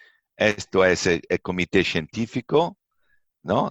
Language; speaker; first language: Spanish; non-native, fluent; Italian